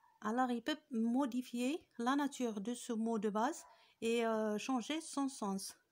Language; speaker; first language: French; non-native, local second language; Arabic